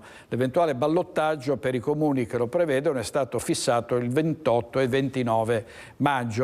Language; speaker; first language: Italian; native; Italian